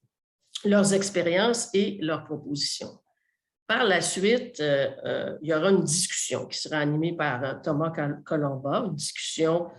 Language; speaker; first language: French; native; French